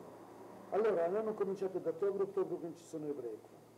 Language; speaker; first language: Italian; non-native, local second language; Arabic